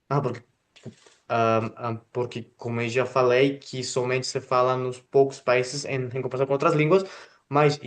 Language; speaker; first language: Portuguese; non-native, fluent; Spanish